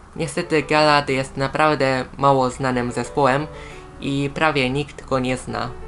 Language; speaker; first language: Polish; non-native, fluent; Japanese